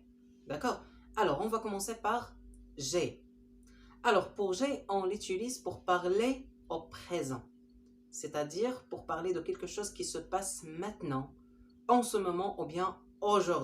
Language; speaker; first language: French; non-native, local second language; Arabic